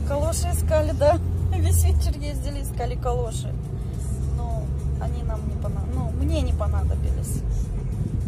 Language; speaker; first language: Russian; native; Russian